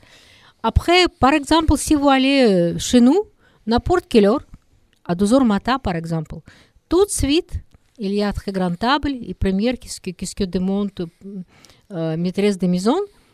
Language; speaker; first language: French; non-native, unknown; Russian